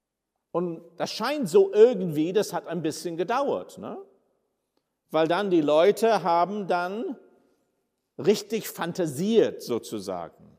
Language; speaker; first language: German; non-native, fluent; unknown